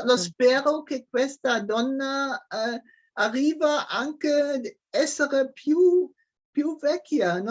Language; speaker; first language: Italian; non-native, learner; German